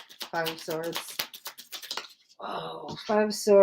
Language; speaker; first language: English; native; English